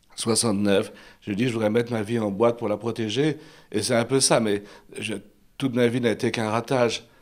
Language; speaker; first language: French; native; French